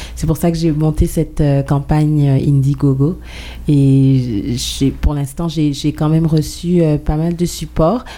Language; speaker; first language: French; native; French